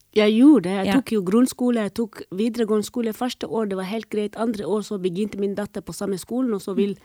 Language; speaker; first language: Norwegian; non-native, fluent; Somali